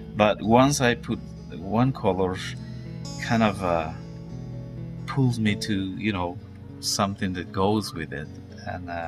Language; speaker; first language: English; non-native, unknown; Spanish